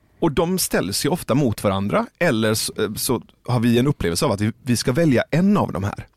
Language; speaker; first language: Swedish; early bilingual, other home language; Persian